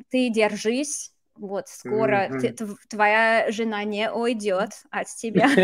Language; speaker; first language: Russian; non-native, fluent; English